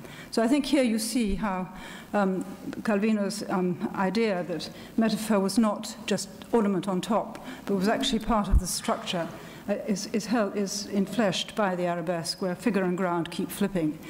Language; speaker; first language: English; early bilingual, other home language; Italian